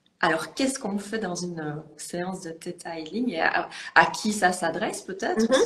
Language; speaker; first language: French; native; French